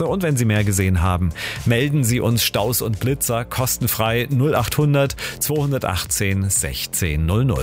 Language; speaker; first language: German; native; German